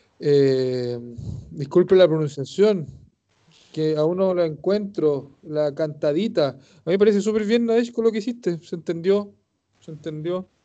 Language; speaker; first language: Spanish; native; Spanish